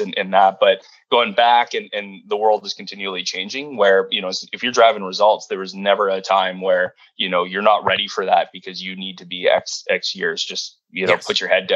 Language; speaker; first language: English; native; English